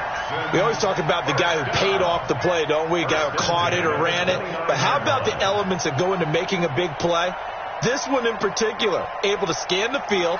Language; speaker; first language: English; native; English